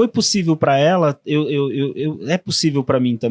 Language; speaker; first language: Portuguese; native; Portuguese